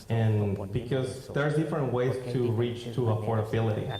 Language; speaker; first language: English; non-native, fluent; Spanish